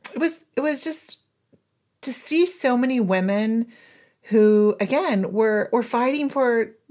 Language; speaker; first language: English; native; English